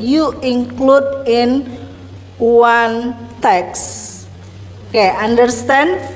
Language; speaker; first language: English; non-native, learner; Indonesian